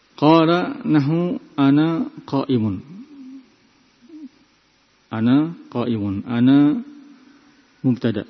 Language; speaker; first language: Arabic; non-native, fluent; Indonesian